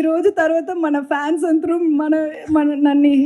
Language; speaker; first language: Telugu; non-native, learner; Tamil